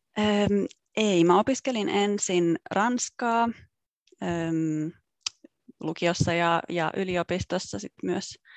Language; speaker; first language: Finnish; native; Finnish